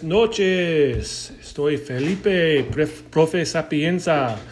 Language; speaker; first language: Spanish; non-native, learner; English